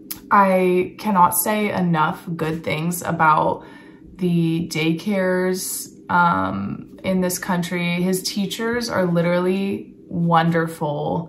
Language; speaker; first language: English; native; English